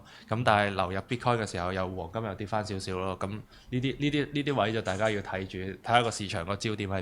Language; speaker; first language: Cantonese; native; Cantonese